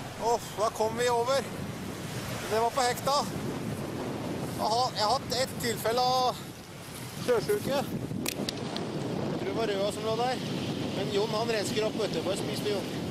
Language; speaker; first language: Norwegian; native; Norwegian